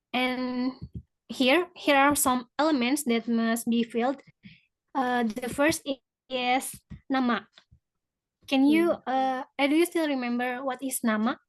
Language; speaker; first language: English; non-native, fluent; Indonesian